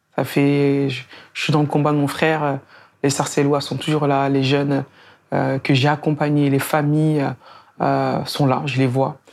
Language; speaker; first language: French; native; French